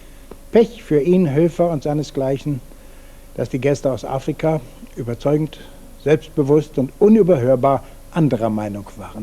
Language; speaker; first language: German; native; German